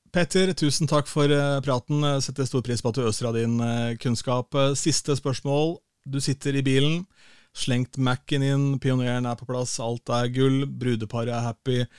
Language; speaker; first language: Norwegian; native; Norwegian